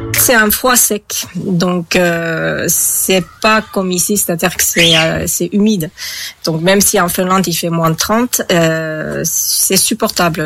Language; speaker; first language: French; non-native, fluent; Finnish